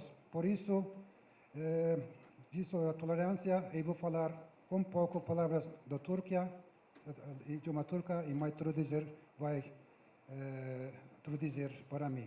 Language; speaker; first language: Portuguese; non-native, learner; Turkish